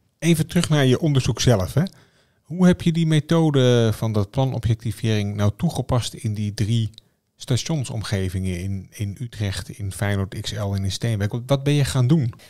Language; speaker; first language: Dutch; native; Dutch